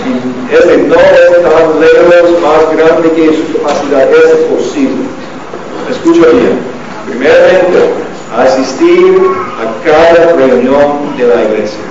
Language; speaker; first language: Spanish; non-native, learner; English